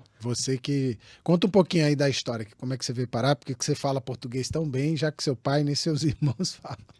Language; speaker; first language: Portuguese; native; Portuguese